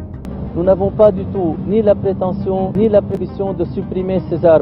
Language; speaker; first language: French; non-native, local second language; Arabic